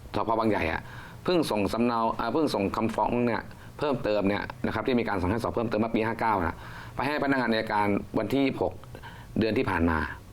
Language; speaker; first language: Thai; native; Thai